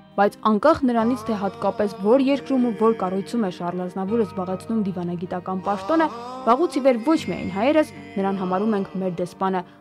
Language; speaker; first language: Armenian; native; Armenian